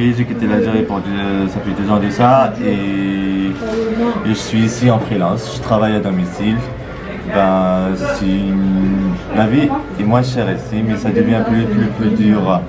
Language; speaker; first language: French; non-native, local second language; Kabyle